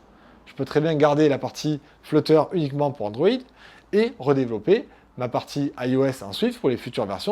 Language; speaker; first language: French; native; French